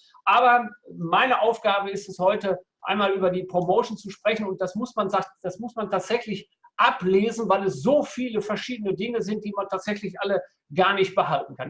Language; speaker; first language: German; native; German